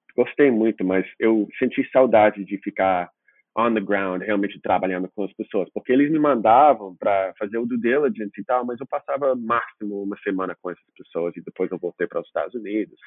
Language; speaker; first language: Portuguese; non-native, fluent; English